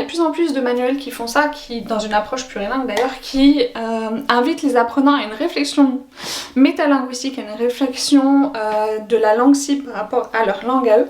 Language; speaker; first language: French; native; French